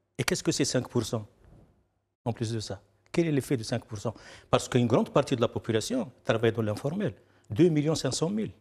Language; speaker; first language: French; non-native, local second language; Arabic